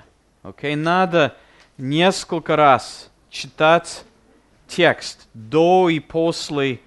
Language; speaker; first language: Russian; non-native, fluent; English